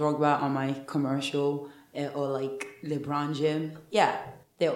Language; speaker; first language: English; non-native, fluent; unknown